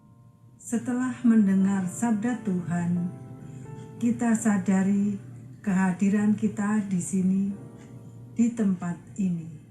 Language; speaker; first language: Indonesian; native; Indonesian